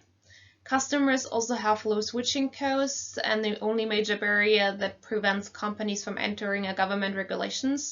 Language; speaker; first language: English; non-native, fluent; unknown